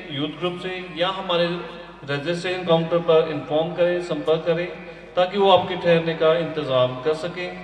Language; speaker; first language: Hindi; non-native, local second language; Punjabi